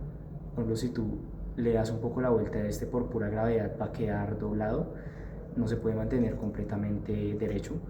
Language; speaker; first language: Spanish; native; Spanish